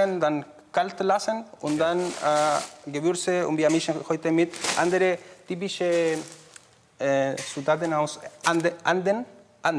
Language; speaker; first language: German; non-native, learner; Spanish